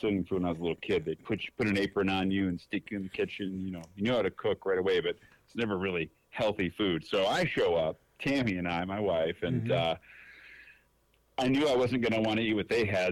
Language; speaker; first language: English; native; English